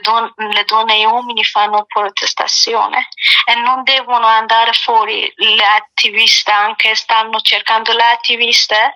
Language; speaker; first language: Italian; non-native, learner; Persian